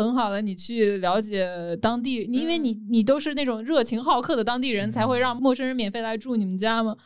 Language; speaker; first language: Chinese; native; Chinese